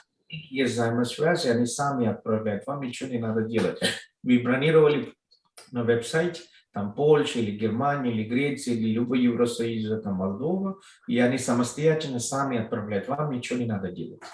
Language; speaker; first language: Russian; non-native, learner; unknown